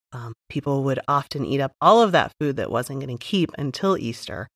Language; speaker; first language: English; native; English